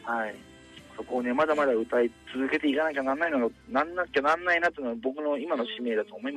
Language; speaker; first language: Japanese; native; Japanese